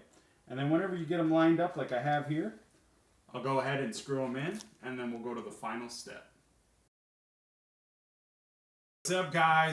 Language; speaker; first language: English; native; English